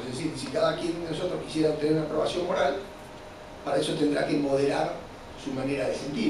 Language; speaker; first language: Spanish; native; Spanish